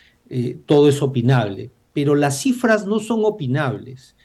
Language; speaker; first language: Spanish; native; Spanish